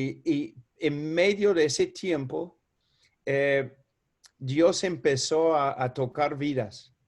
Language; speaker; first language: Spanish; non-native, fluent; English